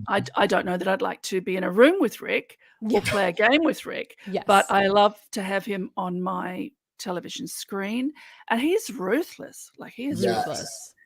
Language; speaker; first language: English; native; English